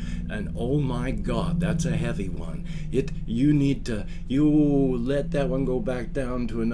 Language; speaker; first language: English; native; English